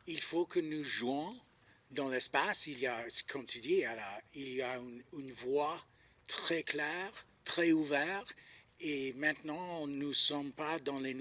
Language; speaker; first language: French; non-native, learner; English